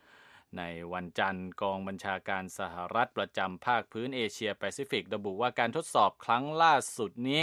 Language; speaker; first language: Thai; native; Thai